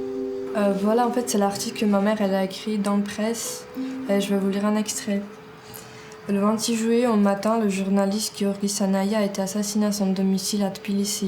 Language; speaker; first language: French; early bilingual, other home language; Georgian